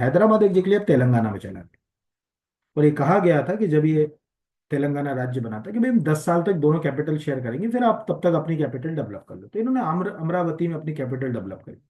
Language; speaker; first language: Hindi; native; Hindi